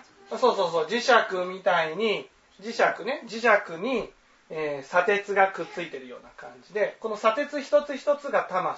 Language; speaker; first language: Japanese; native; Japanese